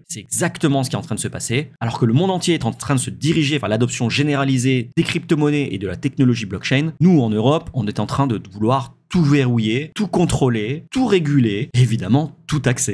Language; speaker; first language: French; native; French